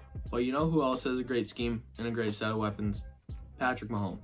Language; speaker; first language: English; native; English